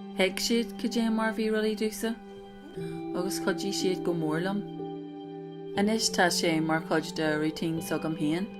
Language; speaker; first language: Irish; non-native, local second language; English